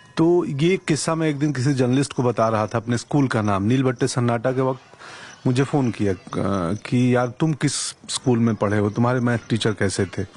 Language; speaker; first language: Hindi; non-native, local second language; Bhojpuri